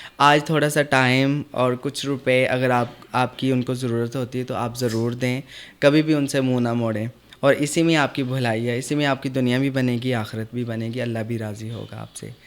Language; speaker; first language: Urdu; non-native, local second language; Punjabi